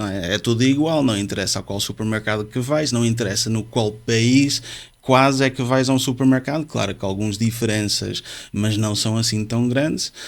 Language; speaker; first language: Portuguese; non-native, fluent; Dutch